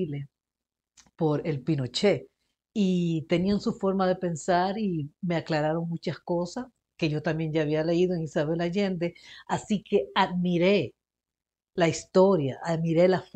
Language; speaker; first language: Spanish; early bilingual, heritage; Spanish